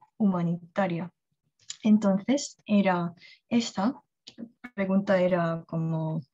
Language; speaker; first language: Spanish; non-native, fluent; Korean